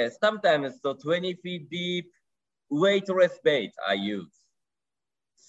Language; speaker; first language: English; non-native, learner; Japanese